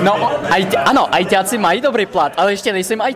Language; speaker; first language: Czech; non-native, fluent; Russian